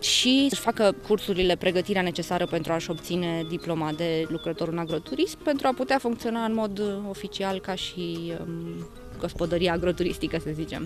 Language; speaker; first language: Romanian; native; Romanian